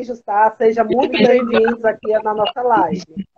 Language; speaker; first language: Portuguese; native; Portuguese